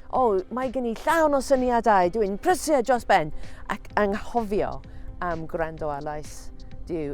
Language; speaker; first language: Welsh; non-native, fluent; English